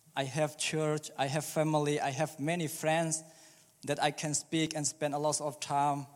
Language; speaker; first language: English; early bilingual, other home language; Burmese